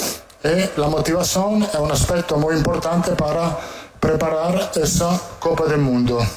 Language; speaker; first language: Portuguese; non-native, fluent; Italian